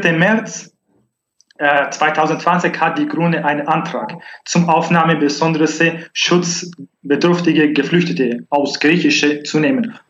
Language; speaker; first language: German; non-native, learner; Arabic